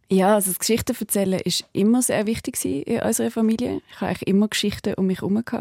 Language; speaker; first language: German; native; German